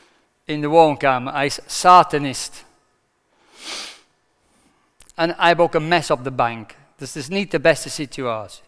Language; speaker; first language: Dutch; non-native, fluent; English